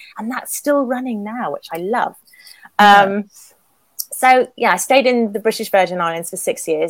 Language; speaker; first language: English; native; English